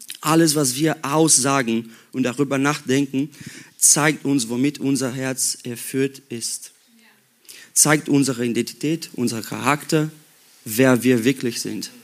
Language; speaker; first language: German; non-native, learner; Portuguese